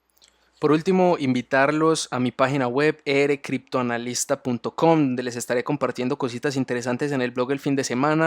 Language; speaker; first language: Spanish; native; Spanish